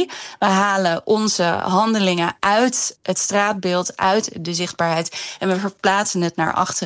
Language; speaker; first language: Dutch; native; Dutch